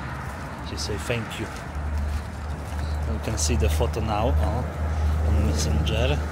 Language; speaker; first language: English; non-native, learner; Polish